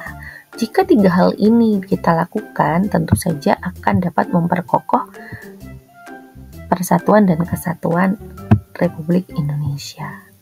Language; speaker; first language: Indonesian; native; Indonesian